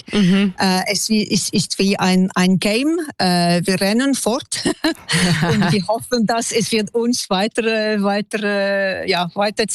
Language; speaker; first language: German; non-native, local second language; French